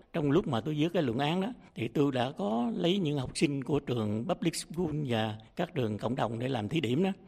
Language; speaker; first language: Vietnamese; native; Vietnamese